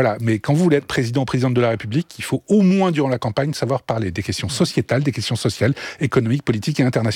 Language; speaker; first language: French; native; French